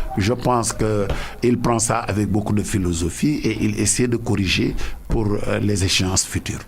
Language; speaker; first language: French; non-native, local second language; Wolof